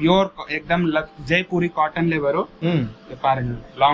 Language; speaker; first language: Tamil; non-native, learner; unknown